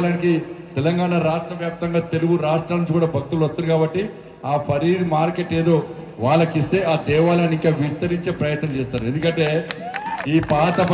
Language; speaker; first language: Telugu; native; Telugu